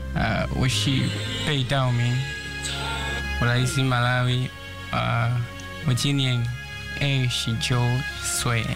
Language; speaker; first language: Chinese; non-native, learner; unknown